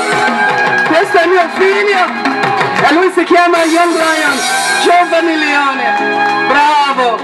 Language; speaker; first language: Italian; non-native, fluent; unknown